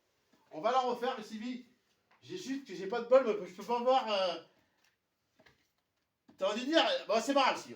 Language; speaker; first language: French; native; French